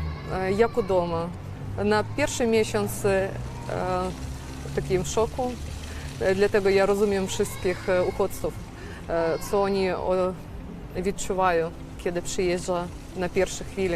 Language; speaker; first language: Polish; non-native, learner; Ukrainian